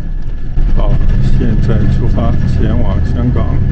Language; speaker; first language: Chinese; native; Chinese